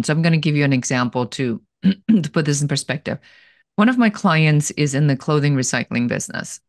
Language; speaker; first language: English; non-native, fluent; German